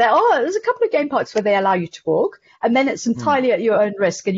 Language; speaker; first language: English; native; English